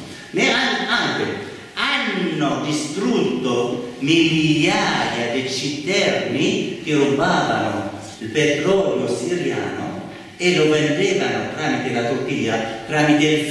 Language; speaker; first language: Italian; non-native, fluent; Arabic